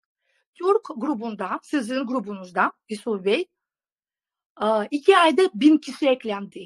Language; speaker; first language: Turkish; non-native, fluent; Russian